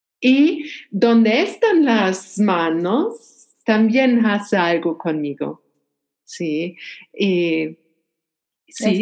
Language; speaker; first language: Spanish; non-native, learner; German